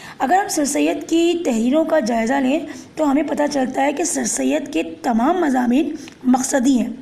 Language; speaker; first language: Urdu; native; Urdu